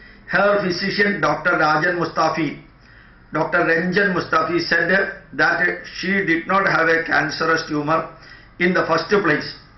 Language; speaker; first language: English; non-native, local second language; Malayalam